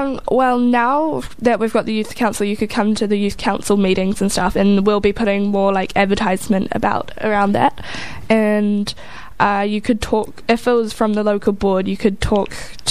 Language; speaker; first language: English; native; English